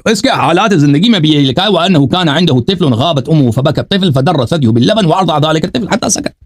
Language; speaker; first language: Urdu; non-native, fluent; Persian